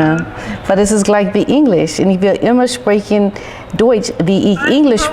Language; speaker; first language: German; non-native, learner; English